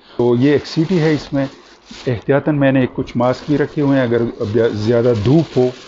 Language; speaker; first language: Urdu; non-native, local second language; Pashto